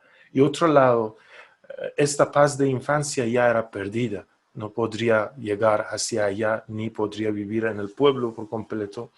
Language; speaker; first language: Spanish; non-native, fluent; Persian